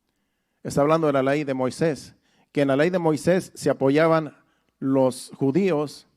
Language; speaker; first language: Spanish; native; Spanish